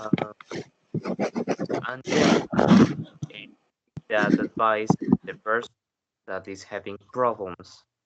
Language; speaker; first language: English; non-native, learner; Spanish